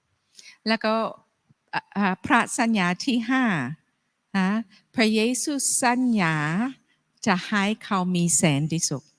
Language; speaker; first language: Thai; non-native, fluent; English